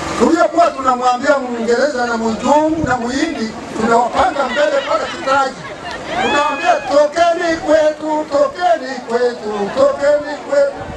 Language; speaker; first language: Swahili; non-native, local second language; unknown